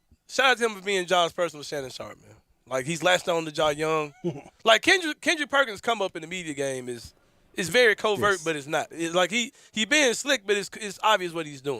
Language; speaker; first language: English; native; English